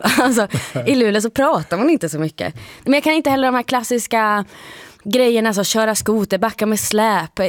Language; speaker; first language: Swedish; native; Swedish